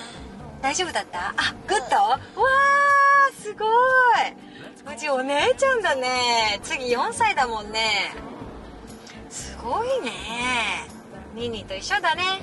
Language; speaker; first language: Japanese; native; Japanese